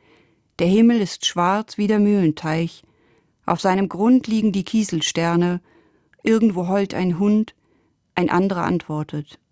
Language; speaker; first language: German; native; German